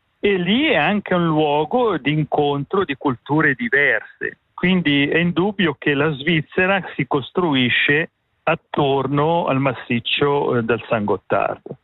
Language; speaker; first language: Italian; native; Italian